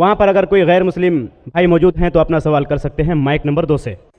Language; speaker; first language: Hindi; native; Hindi